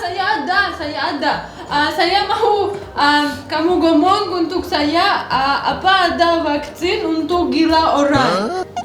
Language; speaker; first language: Indonesian; non-native, learner; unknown